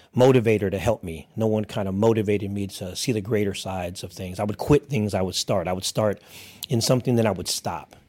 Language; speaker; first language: English; native; English